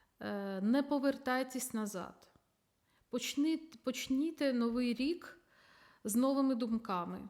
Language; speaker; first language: Ukrainian; non-native, local second language; Russian